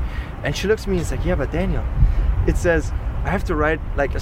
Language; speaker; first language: English; non-native, fluent; German